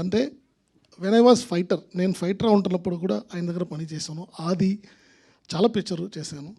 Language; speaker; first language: Telugu; non-native, local second language; Tamil